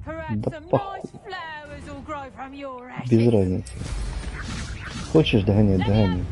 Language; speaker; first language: Russian; native; Russian